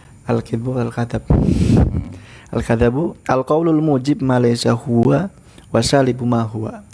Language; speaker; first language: Arabic; non-native, learner; Indonesian